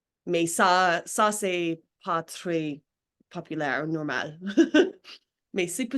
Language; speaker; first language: French; non-native, learner; English